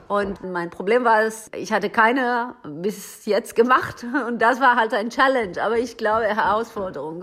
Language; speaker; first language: German; non-native, learner; Persian